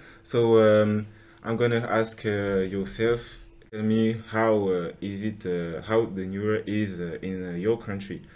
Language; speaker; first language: English; non-native, local second language; French